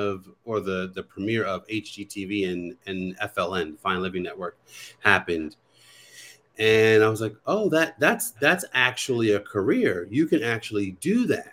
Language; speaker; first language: English; native; English